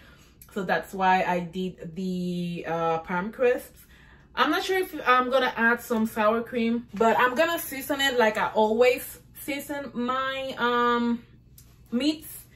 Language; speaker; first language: English; non-native, fluent; Spanish